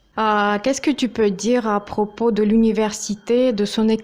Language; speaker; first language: French; non-native, fluent; Russian